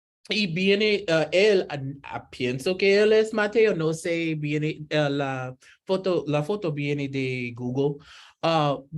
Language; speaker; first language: Spanish; non-native, learner; English